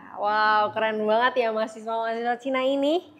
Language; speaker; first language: Indonesian; native; Indonesian